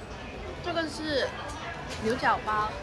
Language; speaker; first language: Chinese; non-native, local second language; Cantonese